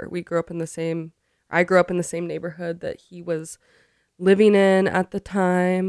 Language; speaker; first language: English; native; English